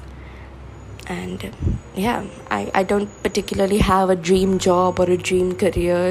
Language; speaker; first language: English; non-native, local second language; Hindi